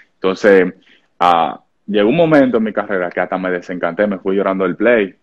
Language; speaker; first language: Spanish; native; Spanish